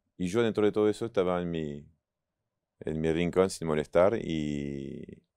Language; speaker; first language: Spanish; non-native, fluent; French